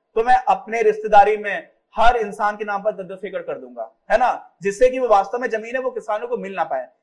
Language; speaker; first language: Hindi; native; Hindi